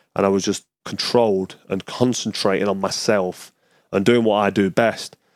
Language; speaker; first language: English; native; English